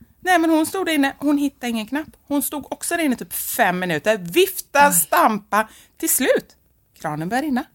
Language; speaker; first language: Swedish; native; Swedish